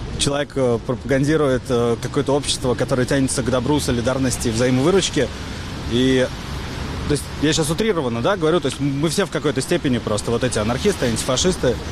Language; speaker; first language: Russian; native; Russian